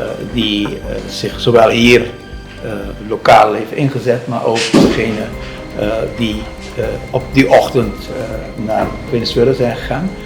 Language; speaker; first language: Dutch; non-native, local second language; Papiamento